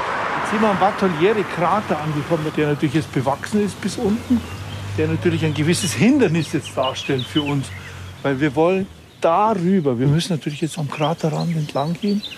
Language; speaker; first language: German; native; German